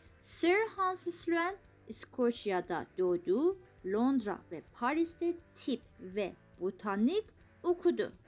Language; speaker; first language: Turkish; non-native, fluent; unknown